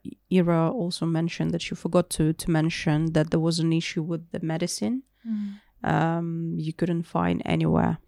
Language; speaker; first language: English; non-native, fluent; Ukrainian